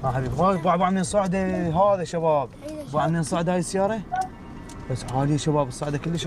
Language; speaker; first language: Arabic; native; Arabic